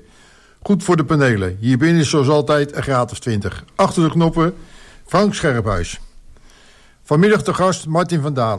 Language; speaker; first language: Dutch; native; Dutch